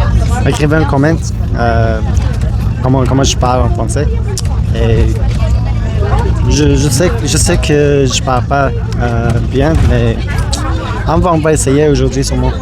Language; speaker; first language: French; non-native, learner; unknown